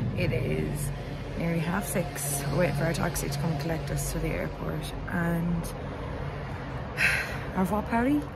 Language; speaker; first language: English; native; English